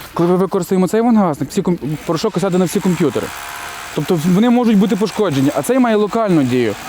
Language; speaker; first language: Ukrainian; native; Ukrainian